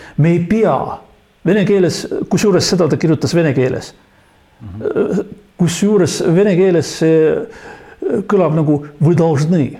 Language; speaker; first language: Estonian; non-native, local second language; Russian